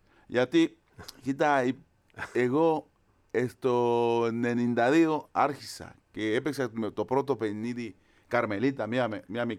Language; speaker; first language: Greek; non-native, learner; Spanish